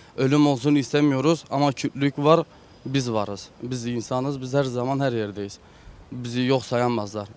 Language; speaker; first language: Turkish; non-native, local second language; Kurdish